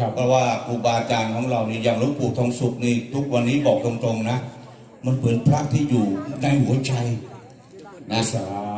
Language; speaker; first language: Thai; native; Thai